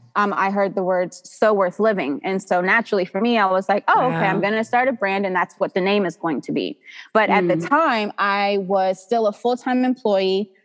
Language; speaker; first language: English; native; English